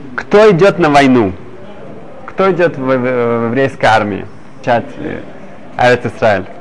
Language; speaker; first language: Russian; early bilingual, heritage; Hebrew